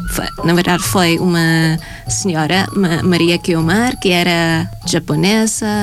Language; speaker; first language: Portuguese; non-native, fluent; Thai